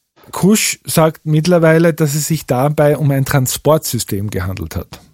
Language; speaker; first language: German; native; German